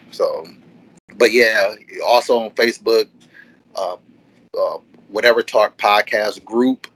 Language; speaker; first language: English; native; English